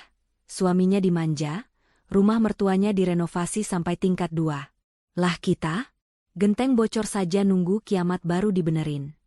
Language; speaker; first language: Indonesian; native; Indonesian